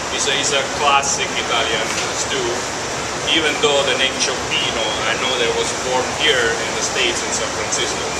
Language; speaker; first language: English; non-native, fluent; Italian